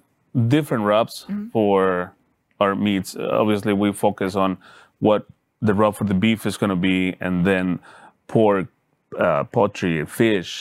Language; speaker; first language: English; non-native, fluent; Spanish